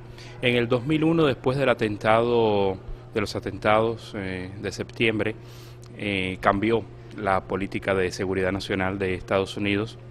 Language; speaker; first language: Spanish; native; Spanish